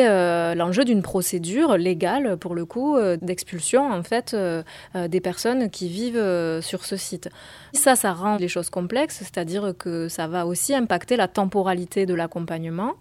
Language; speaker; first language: French; native; French